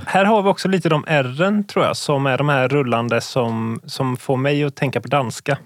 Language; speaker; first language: Swedish; native; Swedish